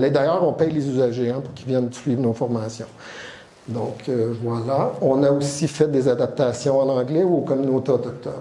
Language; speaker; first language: French; native; French